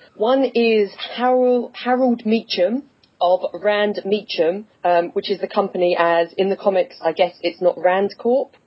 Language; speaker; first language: English; native; English